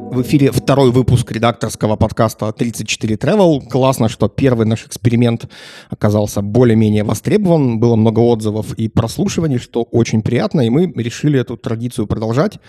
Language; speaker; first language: Russian; native; Russian